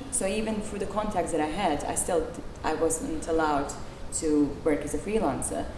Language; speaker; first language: English; non-native, fluent; Serbian